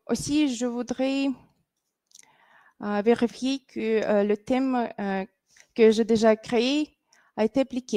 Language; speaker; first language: French; non-native, fluent; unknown